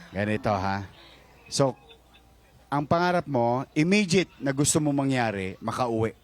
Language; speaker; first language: Filipino; native; Filipino